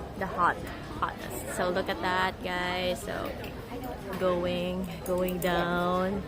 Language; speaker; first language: English; non-native, local second language; Filipino